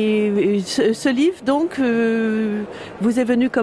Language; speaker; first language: French; native; French